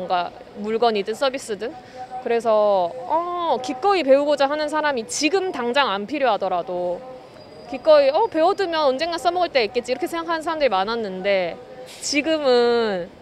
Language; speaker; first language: Korean; native; Korean